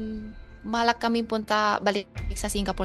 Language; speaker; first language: Filipino; early bilingual, other home language; Chinese